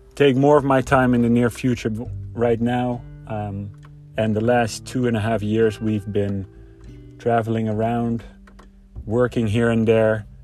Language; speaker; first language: English; non-native, fluent; Dutch